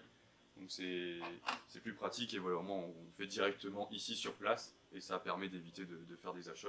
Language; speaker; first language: French; native; French